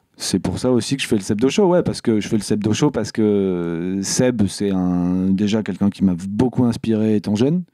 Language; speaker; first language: French; native; French